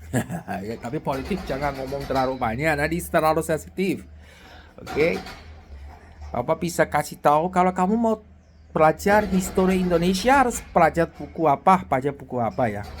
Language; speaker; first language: Indonesian; non-native, learner; Chinese